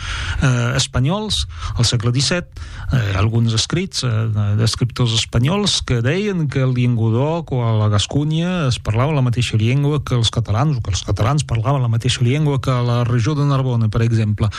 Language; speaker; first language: Catalan; non-native, fluent; French